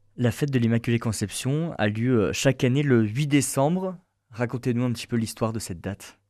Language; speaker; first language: French; native; French